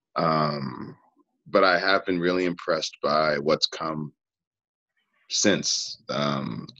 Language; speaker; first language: English; native; English